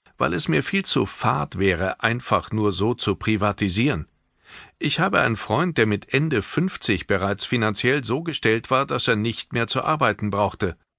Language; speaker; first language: German; native; German